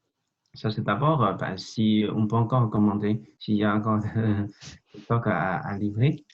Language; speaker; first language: French; non-native, fluent; Chinese